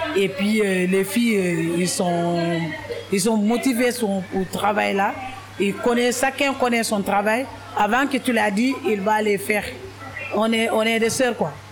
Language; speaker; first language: French; non-native, local second language; Wolof